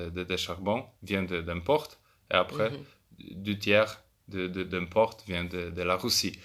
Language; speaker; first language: French; non-native, fluent; Polish